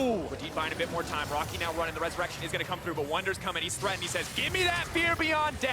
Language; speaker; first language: English; native; English